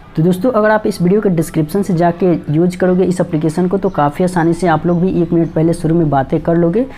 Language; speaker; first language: Hindi; native; Hindi